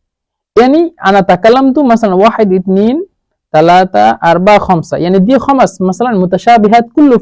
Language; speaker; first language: Arabic; non-native, fluent; Bangla